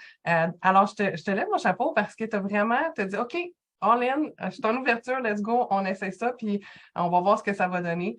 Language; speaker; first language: French; native; French